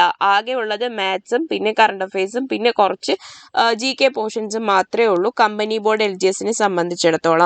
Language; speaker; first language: Malayalam; native; Malayalam